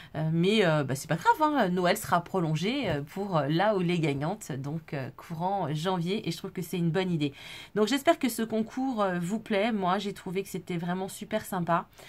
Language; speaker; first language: French; native; French